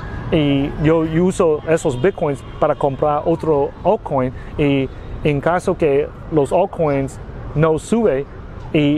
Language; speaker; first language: Spanish; non-native, learner; Vietnamese